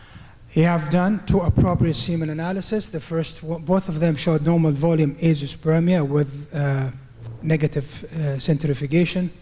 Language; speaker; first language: English; non-native, fluent; Arabic